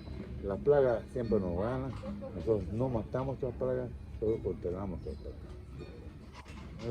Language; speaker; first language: Spanish; non-native, fluent; Hebrew